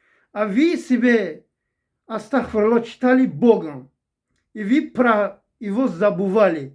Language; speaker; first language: Russian; non-native, fluent; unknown